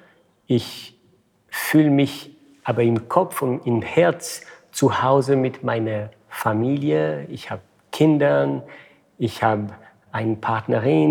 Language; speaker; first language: German; non-native, fluent; French